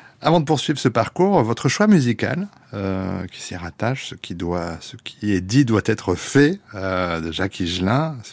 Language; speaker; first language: French; native; French